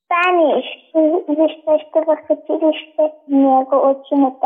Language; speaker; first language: Bulgarian; early bilingual, heritage; Bulgarian